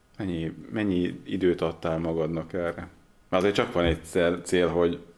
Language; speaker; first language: Hungarian; native; Hungarian